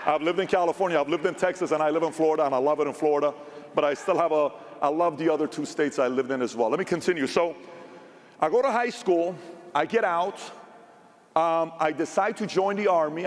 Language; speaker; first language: English; early bilingual, other home language; Persian